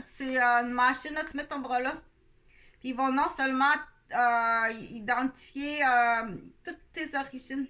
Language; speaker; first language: French; native; French